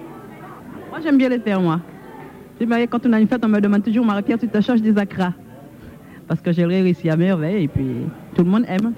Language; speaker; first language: French; native; French